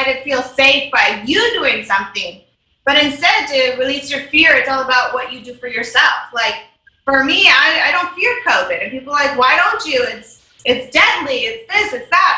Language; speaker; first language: English; native; English